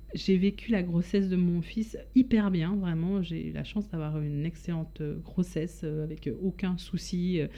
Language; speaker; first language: French; native; French